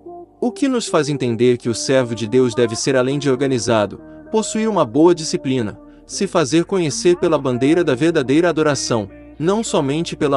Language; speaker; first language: Portuguese; native; Portuguese